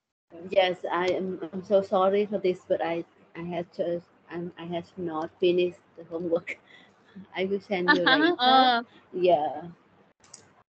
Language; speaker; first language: English; non-native, learner; Thai